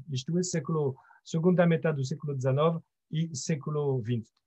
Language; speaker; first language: Portuguese; non-native, fluent; French